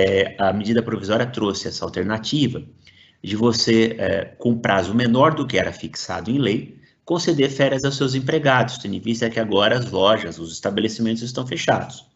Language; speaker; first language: Portuguese; native; Portuguese